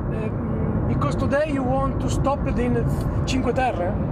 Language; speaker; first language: English; non-native, learner; Italian